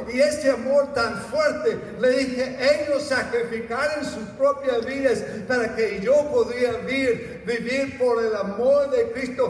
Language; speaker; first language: Spanish; non-native, fluent; English